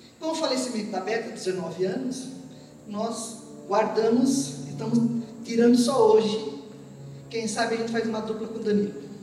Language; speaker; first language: Portuguese; early bilingual, other home language; Armenian